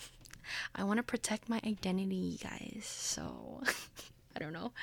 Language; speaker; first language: English; early bilingual, other home language; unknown